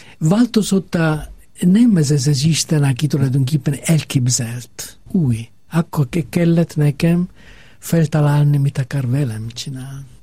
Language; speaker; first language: Hungarian; non-native, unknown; Italian